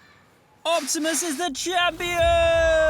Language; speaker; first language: English; native; English